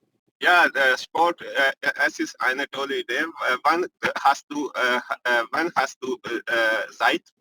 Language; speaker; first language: German; non-native, learner; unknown